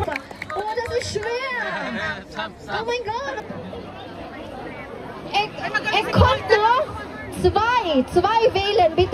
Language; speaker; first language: German; non-native, learner; Filipino